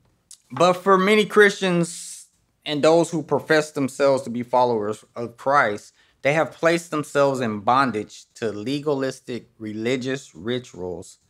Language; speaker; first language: English; native; English